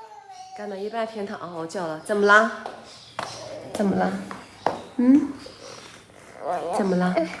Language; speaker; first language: Chinese; native; Chinese